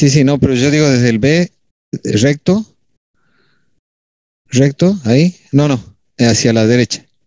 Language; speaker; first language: Spanish; native; Spanish